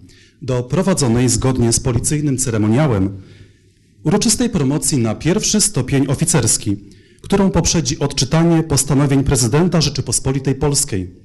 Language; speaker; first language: Polish; native; Polish